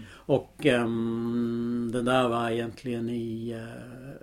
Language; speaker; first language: Swedish; non-native, fluent; English